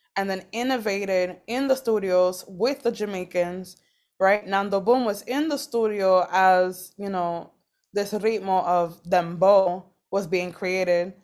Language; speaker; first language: English; early bilingual, other home language; Spanish